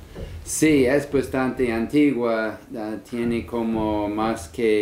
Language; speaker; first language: Spanish; non-native, fluent; English